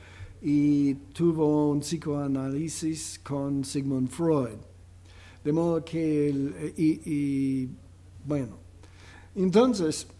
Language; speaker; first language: Spanish; non-native, fluent; English